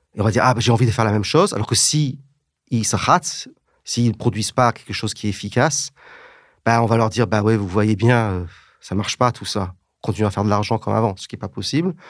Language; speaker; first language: French; early bilingual, heritage; English